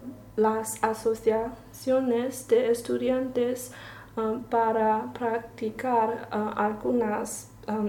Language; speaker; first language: Spanish; non-native, learner; Chinese